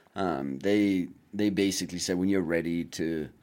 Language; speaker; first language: English; non-native, fluent; German